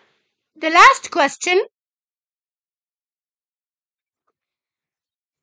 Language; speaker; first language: English; non-native, local second language; Arabic